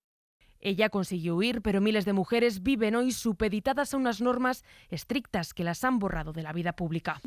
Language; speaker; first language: Spanish; native; Spanish